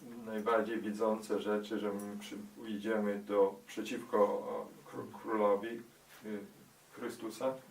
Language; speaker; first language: Polish; early bilingual, heritage; Polish